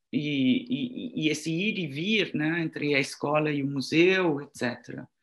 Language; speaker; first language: Portuguese; non-native, fluent; French